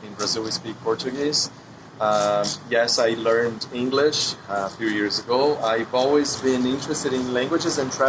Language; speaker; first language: English; non-native, fluent; Portuguese